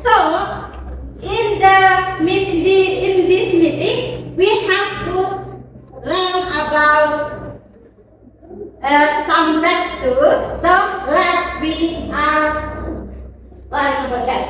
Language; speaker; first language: English; non-native, learner; Indonesian